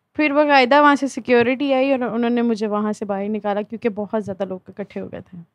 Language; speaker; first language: Urdu; native; Urdu